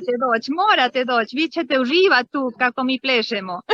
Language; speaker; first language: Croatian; early bilingual, heritage; Croatian